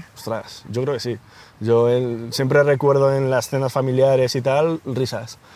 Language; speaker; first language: Spanish; native; Spanish